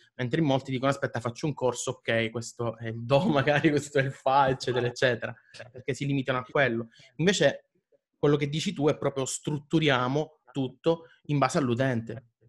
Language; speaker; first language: Italian; native; Italian